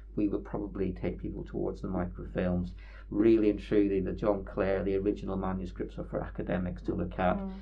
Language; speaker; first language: English; native; English